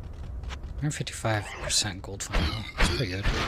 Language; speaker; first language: English; native; English